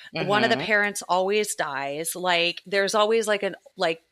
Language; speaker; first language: English; native; English